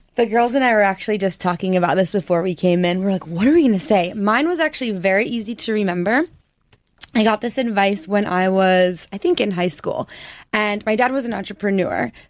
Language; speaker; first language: English; native; English